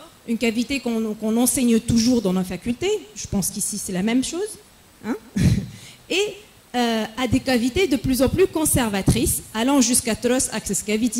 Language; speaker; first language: French; non-native, local second language; Arabic